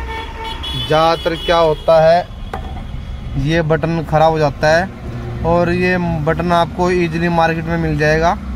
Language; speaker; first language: Hindi; non-native, local second language; Punjabi